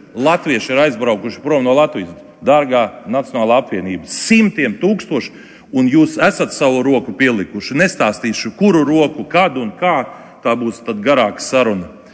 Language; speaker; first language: Latvian; non-native, local second language; Russian